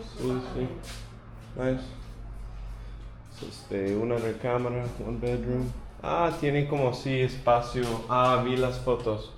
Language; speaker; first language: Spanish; non-native, learner; English